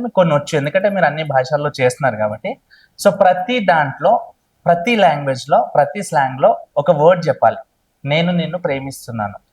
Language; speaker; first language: Telugu; native; Telugu